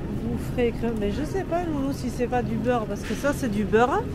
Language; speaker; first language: French; native; French